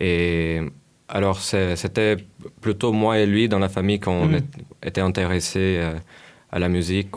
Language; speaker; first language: French; non-native, fluent; Portuguese